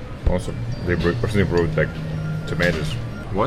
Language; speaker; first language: English; non-native, learner; Ukrainian